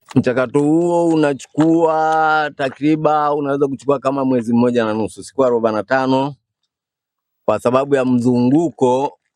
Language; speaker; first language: Swahili; non-native, local second language; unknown